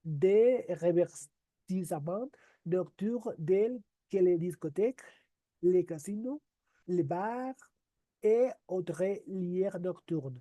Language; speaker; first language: French; non-native, learner; Spanish